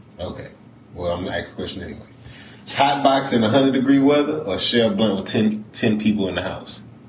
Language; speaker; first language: English; native; English